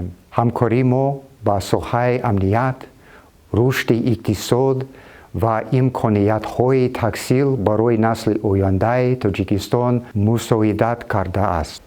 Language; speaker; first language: Tajik; non-native, fluent; English